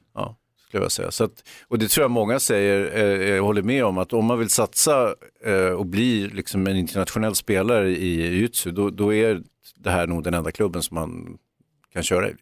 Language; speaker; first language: Swedish; native; Swedish